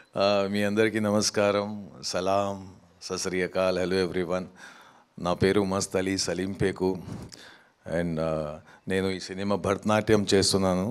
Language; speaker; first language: Telugu; non-native, learner; Hindi